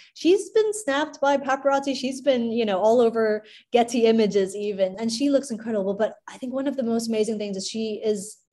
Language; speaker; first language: English; non-native, local second language; Cantonese